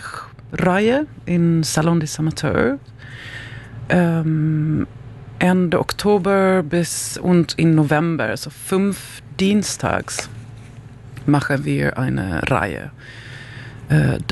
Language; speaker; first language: German; non-native, learner; Swedish